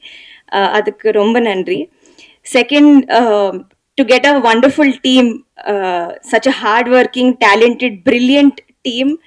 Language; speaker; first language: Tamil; non-native, learner; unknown